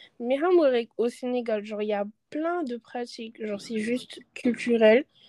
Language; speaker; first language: French; non-native, local second language; Wolof